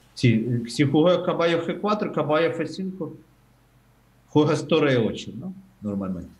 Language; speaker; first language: Spanish; non-native, learner; Ukrainian